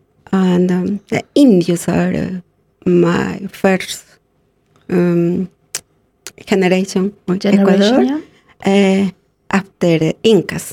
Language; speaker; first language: English; non-native, learner; Spanish